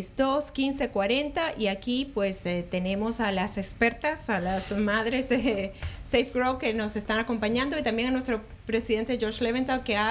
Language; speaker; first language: Spanish; native; Spanish